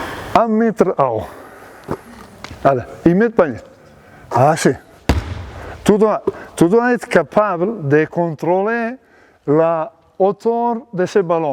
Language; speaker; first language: French; non-native, learner; Serbian